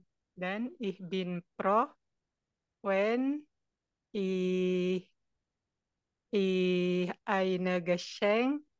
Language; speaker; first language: German; non-native, learner; Indonesian